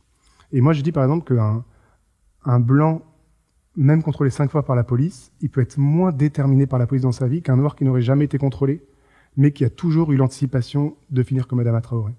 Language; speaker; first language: French; native; French